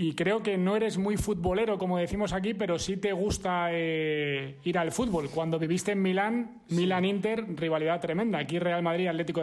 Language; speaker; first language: Spanish; native; Spanish